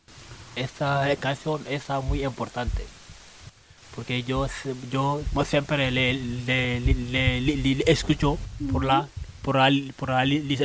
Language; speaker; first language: Spanish; non-native, learner; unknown